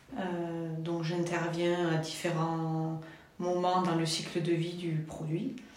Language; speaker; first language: French; native; French